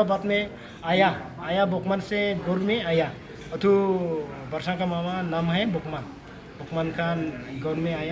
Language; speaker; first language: Hindi; non-native, local second language; Khasi